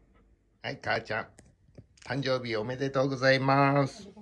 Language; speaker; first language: Japanese; native; Japanese